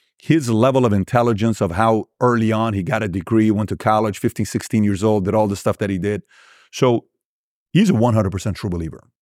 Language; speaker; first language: English; early bilingual, other home language; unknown